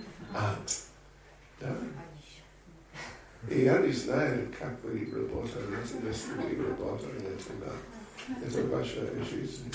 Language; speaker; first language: Russian; non-native, learner; English